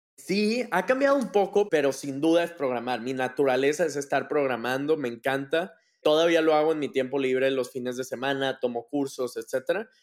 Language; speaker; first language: Spanish; native; Spanish